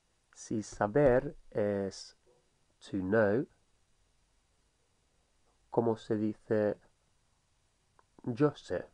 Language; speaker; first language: Spanish; non-native, fluent; English